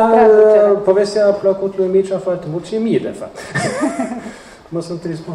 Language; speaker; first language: Romanian; non-native, fluent; Norwegian